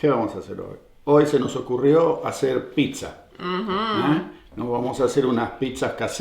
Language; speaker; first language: Spanish; native; Spanish